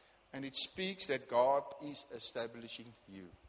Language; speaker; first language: English; non-native, local second language; Afrikaans